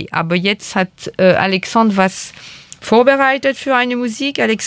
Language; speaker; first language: German; non-native, fluent; French